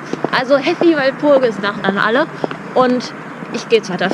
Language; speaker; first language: German; native; German